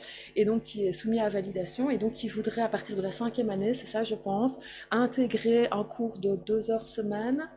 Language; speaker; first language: French; native; French